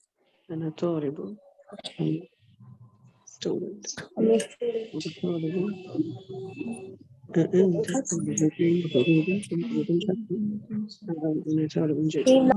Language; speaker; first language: Arabic; non-native, learner; Bangla